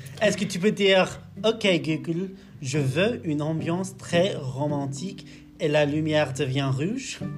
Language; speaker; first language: French; non-native, learner; English